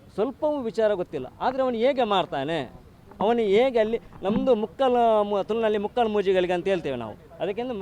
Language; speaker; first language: Kannada; non-native, local second language; Tulu